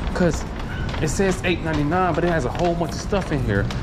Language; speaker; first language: English; native; English